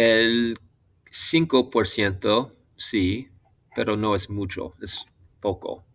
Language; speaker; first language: Spanish; non-native, fluent; English